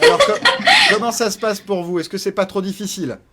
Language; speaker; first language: French; native; French